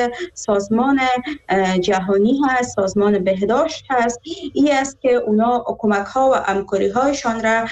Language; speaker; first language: Persian; native; Persian